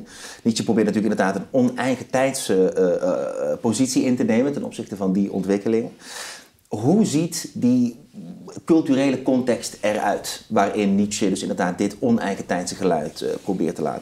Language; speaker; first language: Dutch; native; Dutch